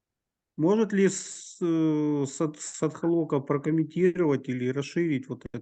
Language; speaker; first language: Russian; native; Russian